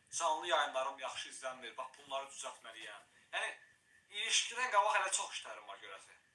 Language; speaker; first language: Azerbaijani; native; Azerbaijani